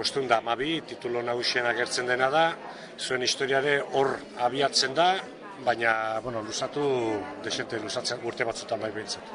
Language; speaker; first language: Basque; native; Basque